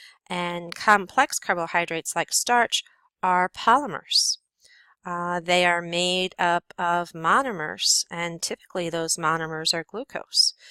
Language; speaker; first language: English; native; English